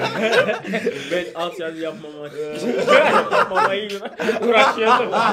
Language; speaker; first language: Turkish; non-native, fluent; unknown